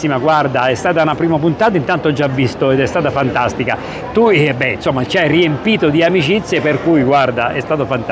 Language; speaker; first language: Italian; native; Italian